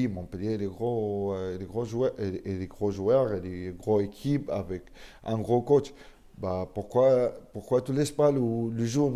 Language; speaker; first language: French; non-native, learner; Arabic